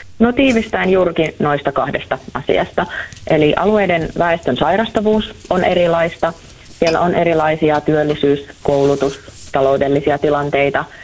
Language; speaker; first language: Finnish; native; Finnish